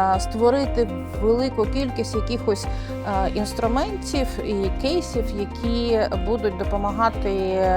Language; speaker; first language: Ukrainian; native; Ukrainian